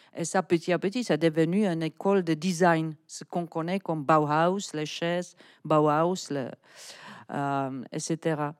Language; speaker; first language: French; non-native, fluent; Czech